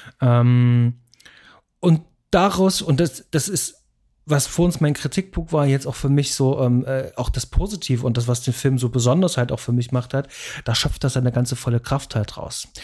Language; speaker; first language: German; native; German